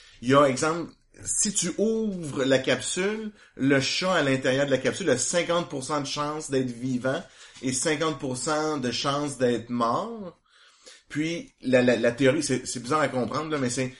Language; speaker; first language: French; native; French